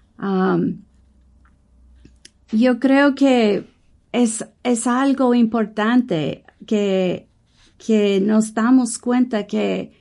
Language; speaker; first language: Spanish; non-native, learner; English